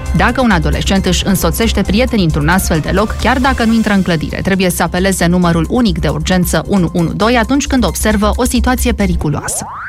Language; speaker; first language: Romanian; native; Romanian